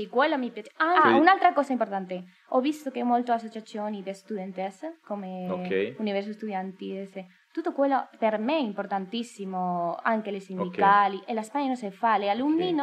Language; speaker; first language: Italian; non-native, learner; Spanish